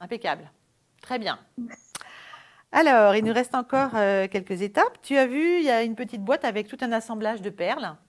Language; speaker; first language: French; native; French